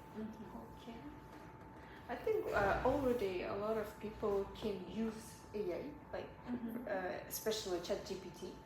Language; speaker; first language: English; non-native, learner; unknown